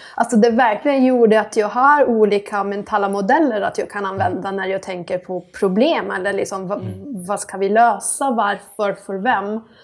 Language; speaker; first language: Swedish; non-native, fluent; Italian